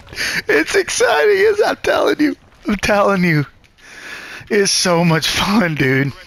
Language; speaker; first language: English; native; English